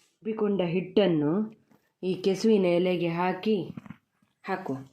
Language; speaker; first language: Kannada; non-native, local second language; Tulu